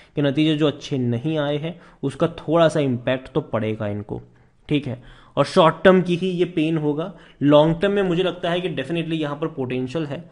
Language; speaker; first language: Hindi; native; Hindi